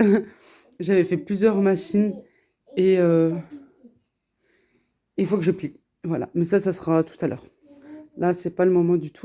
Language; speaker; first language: French; native; French